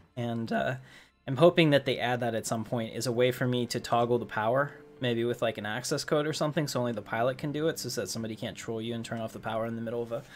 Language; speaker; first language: English; native; English